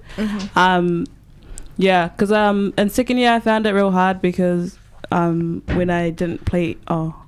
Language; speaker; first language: English; native; English